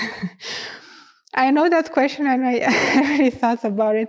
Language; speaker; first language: English; non-native, fluent; Romanian